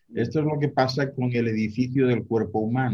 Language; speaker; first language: Spanish; native; Spanish